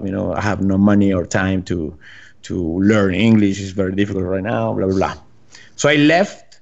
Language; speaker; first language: English; non-native, fluent; Spanish